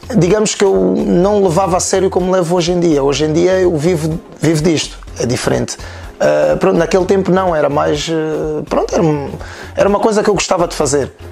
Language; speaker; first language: Portuguese; native; Portuguese